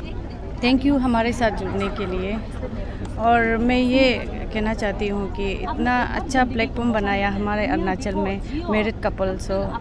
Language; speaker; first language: Hindi; non-native, local second language; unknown